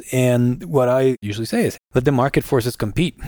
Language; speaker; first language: English; non-native, fluent; Spanish